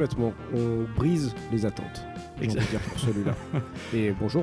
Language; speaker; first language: French; native; French